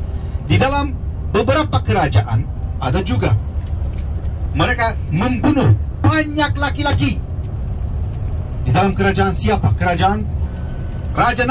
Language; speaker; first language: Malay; non-native, fluent; Turkish